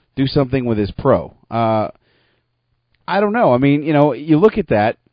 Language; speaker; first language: English; native; English